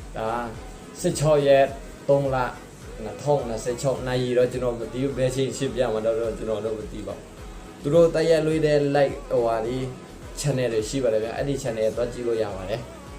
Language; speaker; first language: Burmese; non-native, local second language; Pa'o Karen